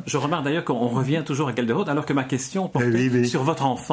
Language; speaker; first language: French; native; French